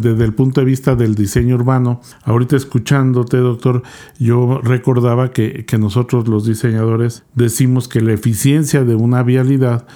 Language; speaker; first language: Spanish; native; Spanish